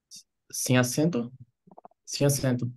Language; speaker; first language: Spanish; non-native, learner; Portuguese